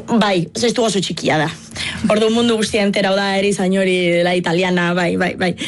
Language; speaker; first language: Basque; non-native, fluent; Italian